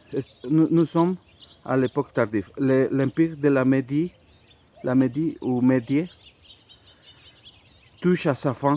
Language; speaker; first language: French; non-native, fluent; Spanish